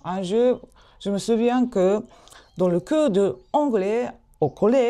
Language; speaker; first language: French; non-native, fluent; Japanese